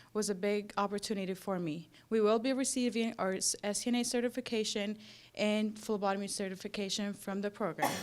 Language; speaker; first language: English; non-native, fluent; Arabic